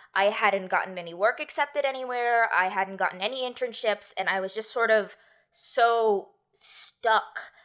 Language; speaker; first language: English; native; English